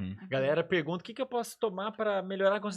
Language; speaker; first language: Portuguese; native; Portuguese